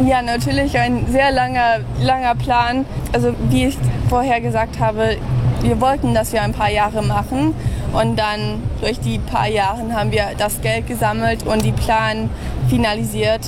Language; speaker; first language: German; early bilingual, heritage; German